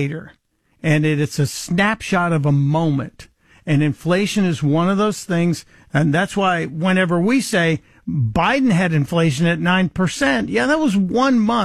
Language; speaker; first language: English; native; English